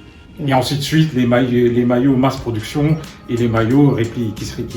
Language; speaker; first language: French; native; French